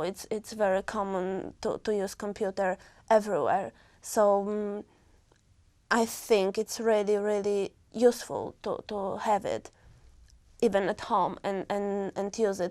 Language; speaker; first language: English; non-native, learner; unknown